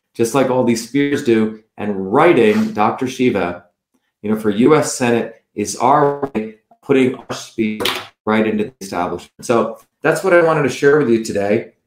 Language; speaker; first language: English; non-native, local second language; Tamil